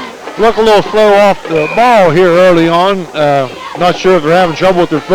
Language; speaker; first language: English; native; English